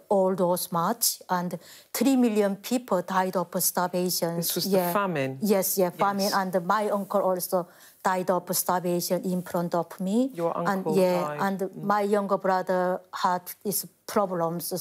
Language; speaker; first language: English; non-native, fluent; Korean